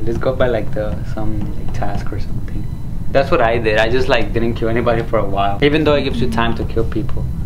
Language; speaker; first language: English; early bilingual, other home language; Spanish